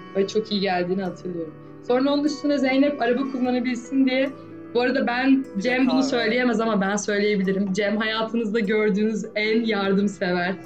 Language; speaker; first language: Turkish; native; Turkish